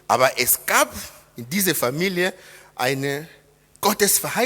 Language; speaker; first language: German; non-native, fluent; Lingala